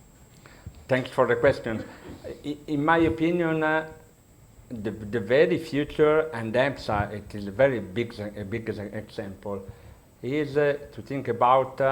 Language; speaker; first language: English; non-native, learner; Italian